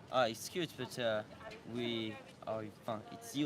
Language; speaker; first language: English; non-native, learner; French